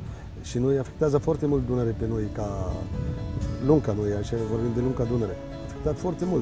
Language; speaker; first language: Romanian; non-native, learner; Arabic